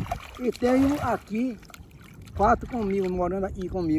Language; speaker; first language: Portuguese; native; Portuguese